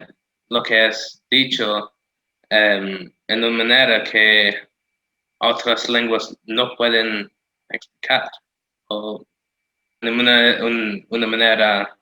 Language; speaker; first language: Spanish; non-native, fluent; English